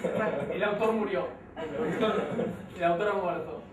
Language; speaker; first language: Spanish; native; Spanish